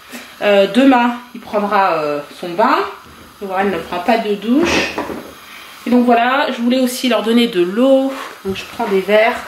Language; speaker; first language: French; native; French